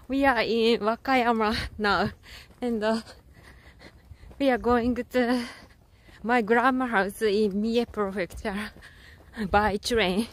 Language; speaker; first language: English; non-native, learner; Japanese